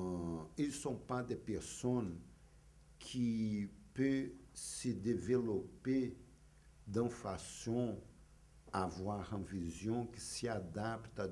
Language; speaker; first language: French; non-native, fluent; Portuguese